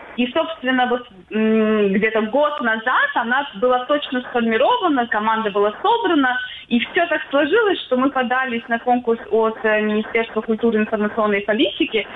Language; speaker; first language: Russian; native; Russian